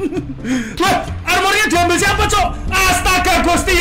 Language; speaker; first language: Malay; non-native, local second language; Javanese